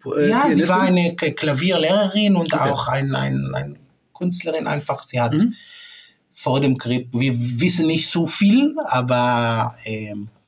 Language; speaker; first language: German; non-native, fluent; Hebrew